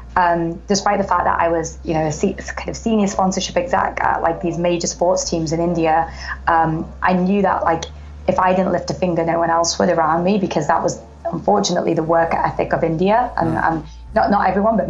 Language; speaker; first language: English; native; English